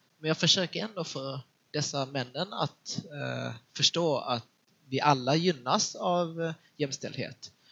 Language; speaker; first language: Swedish; early bilingual, other home language; Vietnamese